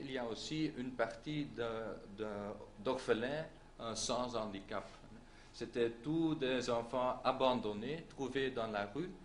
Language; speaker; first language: French; non-native, local second language; Dutch